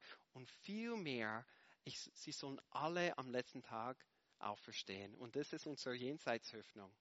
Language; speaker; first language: German; non-native, fluent; English